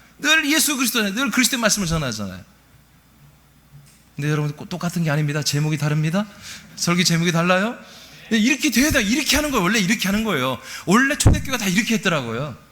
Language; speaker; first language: Korean; native; Korean